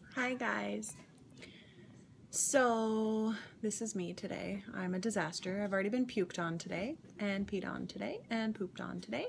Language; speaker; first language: English; native; English